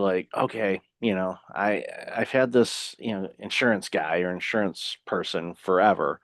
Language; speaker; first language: English; native; English